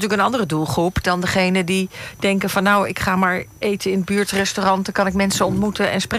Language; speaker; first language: Dutch; native; Dutch